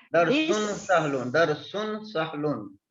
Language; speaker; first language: Arabic; non-native, fluent; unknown